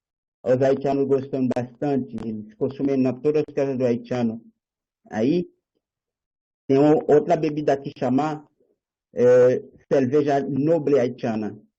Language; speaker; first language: Portuguese; non-native, learner; Haitian Creole